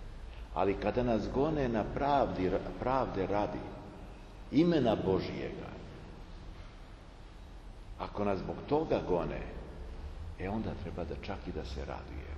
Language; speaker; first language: Serbian; native; Serbian